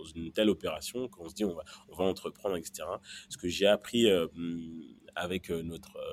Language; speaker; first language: French; non-native, local second language; Kinyarwanda